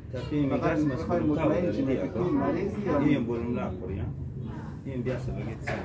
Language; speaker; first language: Indonesian; non-native, learner; Persian